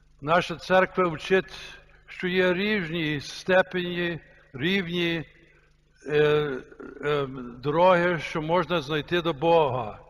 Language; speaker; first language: Ukrainian; early bilingual, heritage; Ukrainian